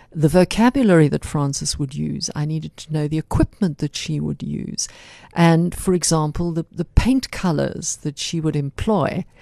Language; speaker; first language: English; native; English